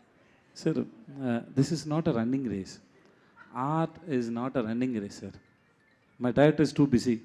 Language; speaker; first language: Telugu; non-native, learner; Tamil